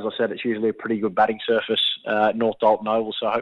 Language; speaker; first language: English; native; English